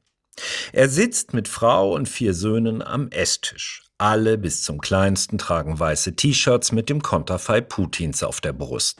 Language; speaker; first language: German; native; German